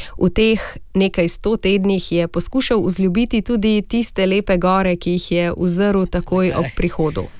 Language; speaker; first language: Slovenian; native; Slovenian